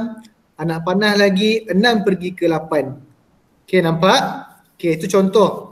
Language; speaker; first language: Malay; native; Malay